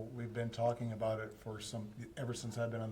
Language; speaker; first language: English; native; English